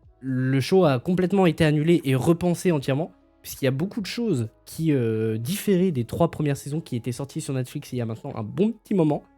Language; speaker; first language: French; native; French